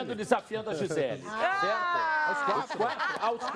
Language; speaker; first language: Portuguese; native; Portuguese